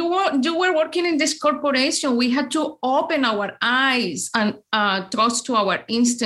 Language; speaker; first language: English; non-native, fluent; Spanish